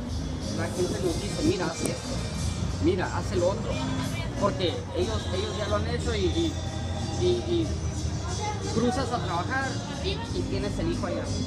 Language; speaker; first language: Spanish; early bilingual, heritage; Spanish